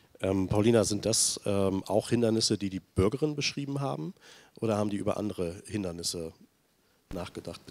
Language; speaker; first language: German; native; German